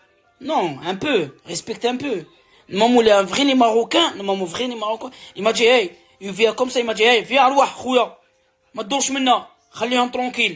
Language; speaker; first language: French; non-native, learner; Arabic